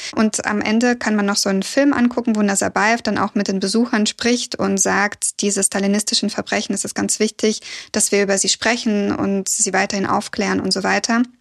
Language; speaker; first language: German; early bilingual, other home language; Russian